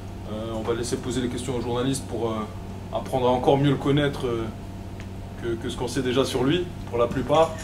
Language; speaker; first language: French; non-native, local second language; Luxembourgish